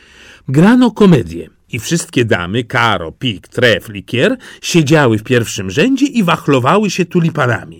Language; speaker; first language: Polish; native; Polish